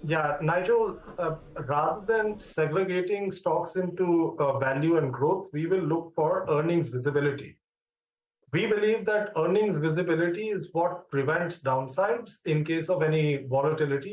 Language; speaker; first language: English; non-native, local second language; Hindi